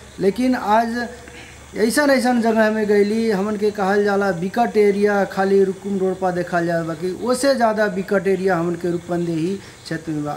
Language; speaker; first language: Bhojpuri; non-native, local second language; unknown